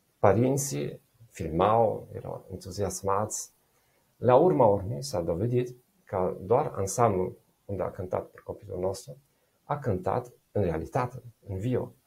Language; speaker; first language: Romanian; non-native, fluent; German